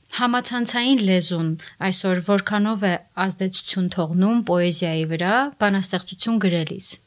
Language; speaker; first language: Armenian; native; Armenian